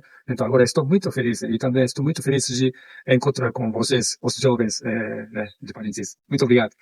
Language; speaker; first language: Portuguese; non-native, fluent; Japanese